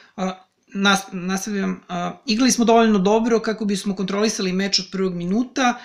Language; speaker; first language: Serbian; native; Serbian